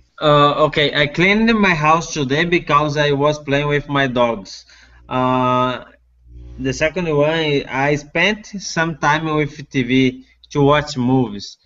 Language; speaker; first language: English; non-native, learner; Portuguese